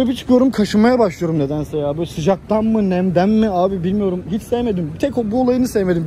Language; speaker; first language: Turkish; native; Turkish